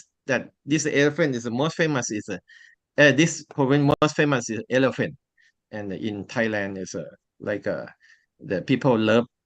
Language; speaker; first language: English; non-native, learner; Thai